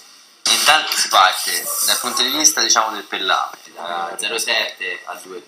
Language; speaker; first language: Italian; native; Italian